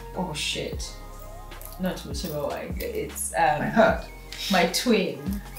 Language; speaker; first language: English; non-native, local second language; Ganda